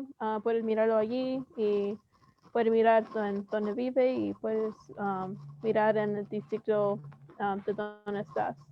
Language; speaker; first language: Spanish; early bilingual, heritage; Spanish